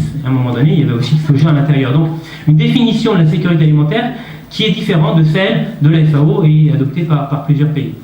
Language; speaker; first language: French; native; French